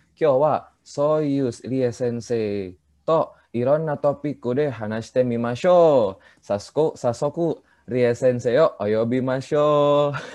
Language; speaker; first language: Japanese; non-native, learner; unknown